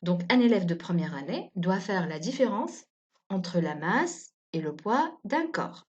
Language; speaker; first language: French; non-native, local second language; Arabic